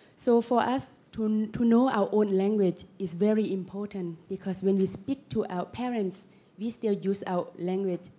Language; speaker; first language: English; non-native, learner; Lao